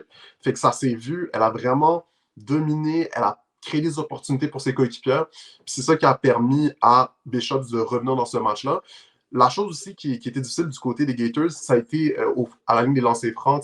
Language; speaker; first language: French; native; French